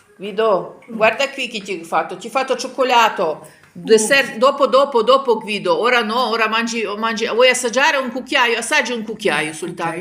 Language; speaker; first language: Italian; non-native, learner; Ukrainian